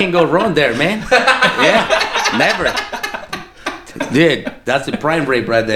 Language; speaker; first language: English; non-native, fluent; Spanish